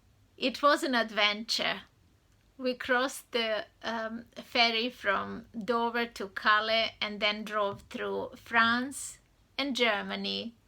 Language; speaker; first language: English; non-native, fluent; Serbian